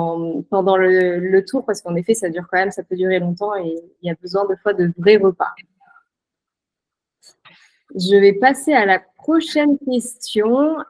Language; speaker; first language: French; native; French